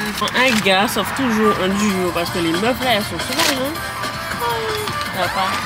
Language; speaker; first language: French; native; French